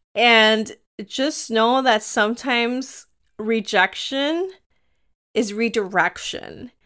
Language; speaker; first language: English; early bilingual, other home language; Spanish